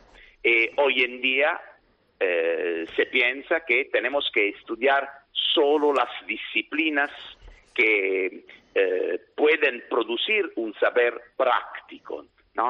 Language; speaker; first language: Spanish; non-native, fluent; Italian